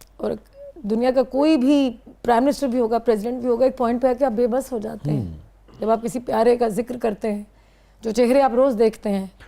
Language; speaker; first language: Urdu; non-native, local second language; Punjabi